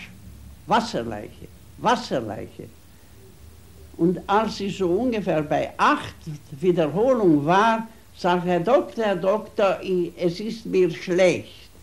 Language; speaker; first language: German; non-native, fluent; Hungarian